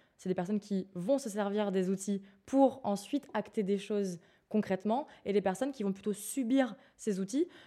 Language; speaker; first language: French; native; French